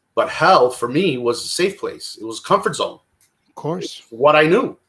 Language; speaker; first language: English; non-native, fluent; Italian